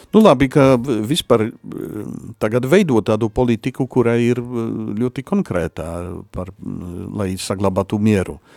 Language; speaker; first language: Latvian; non-native, fluent; Polish